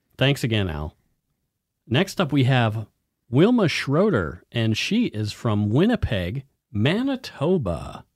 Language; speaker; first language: English; native; English